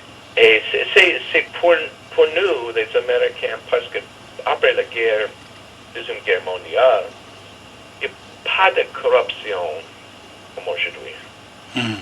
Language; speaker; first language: French; non-native, fluent; English